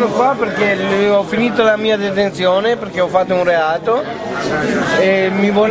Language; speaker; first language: Italian; non-native, fluent; Albanian